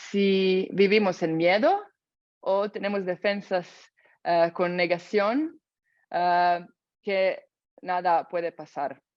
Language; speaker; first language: Spanish; non-native, fluent; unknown